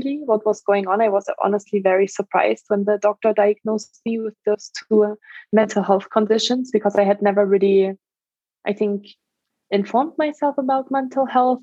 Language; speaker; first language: English; non-native, fluent; German